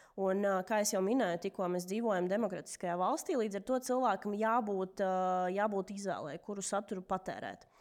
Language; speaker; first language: Latvian; non-native, local second language; Russian